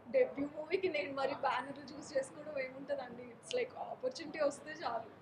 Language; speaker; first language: Telugu; non-native, local second language; Marathi